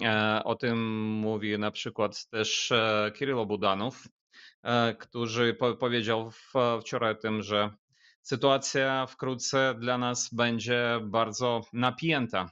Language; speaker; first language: Polish; non-native, fluent; Ukrainian